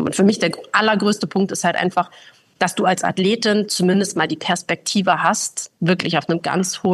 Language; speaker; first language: German; native; German